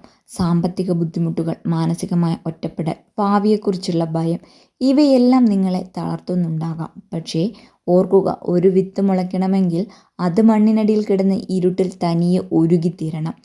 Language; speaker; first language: Malayalam; native; Malayalam